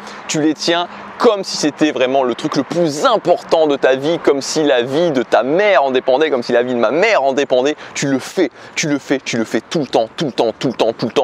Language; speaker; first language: French; native; French